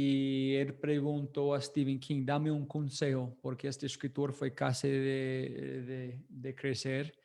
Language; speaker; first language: Spanish; non-native, fluent; English